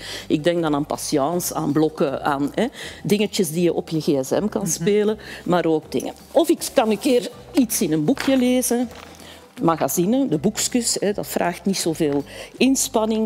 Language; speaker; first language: Dutch; native; Dutch